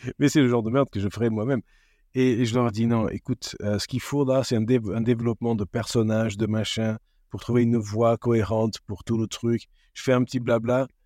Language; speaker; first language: French; non-native, fluent; Portuguese